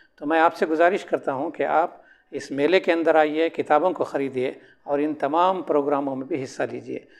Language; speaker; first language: Urdu; native; Urdu